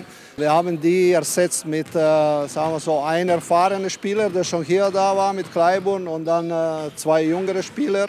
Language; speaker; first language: German; non-native, fluent; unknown